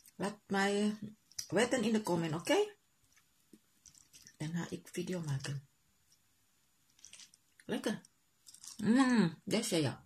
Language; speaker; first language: Dutch; non-native, learner; Indonesian